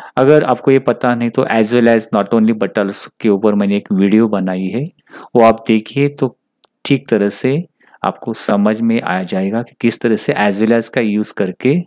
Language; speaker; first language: Hindi; non-native, local second language; Marathi